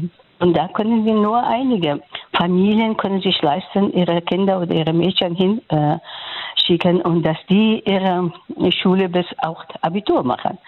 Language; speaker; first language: German; non-native, learner; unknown